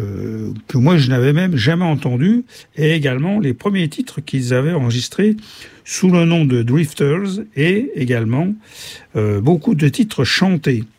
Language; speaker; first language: French; native; French